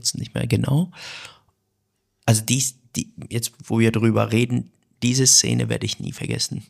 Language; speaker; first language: German; non-native, fluent; Persian